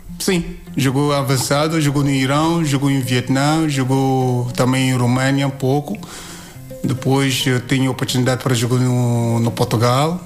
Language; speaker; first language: Portuguese; non-native, learner; Hausa